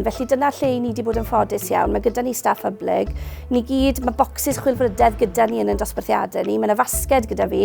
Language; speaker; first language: Welsh; native; Welsh